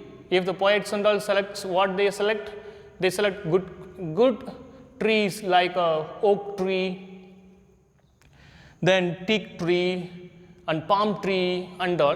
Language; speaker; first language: English; non-native, local second language; Hindi